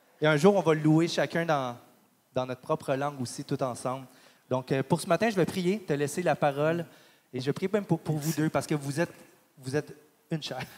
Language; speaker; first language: French; native; French